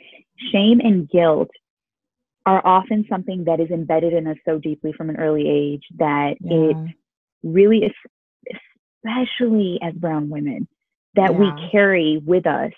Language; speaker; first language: English; early bilingual, other home language; Urdu